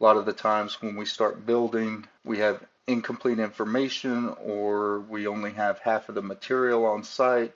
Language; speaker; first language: English; native; English